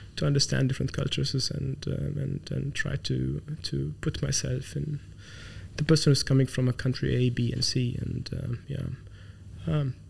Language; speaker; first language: English; non-native, fluent; Arabic